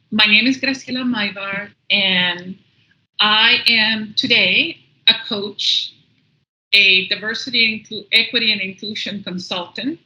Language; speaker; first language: English; early bilingual, other home language; Spanish